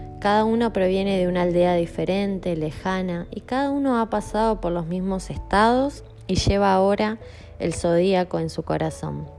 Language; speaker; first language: Spanish; native; Spanish